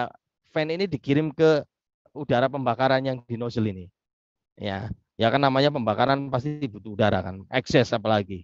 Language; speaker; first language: Indonesian; native; Indonesian